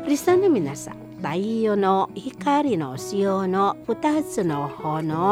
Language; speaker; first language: Japanese; non-native, fluent; Indonesian